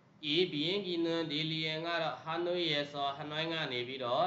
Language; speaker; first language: Korean; non-native, fluent; Burmese